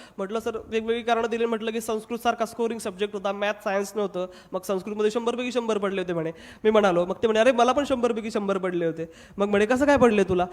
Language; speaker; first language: Marathi; non-native, local second language; Hindi